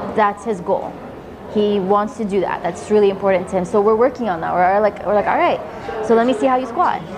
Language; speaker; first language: English; early bilingual, other home language; Arabic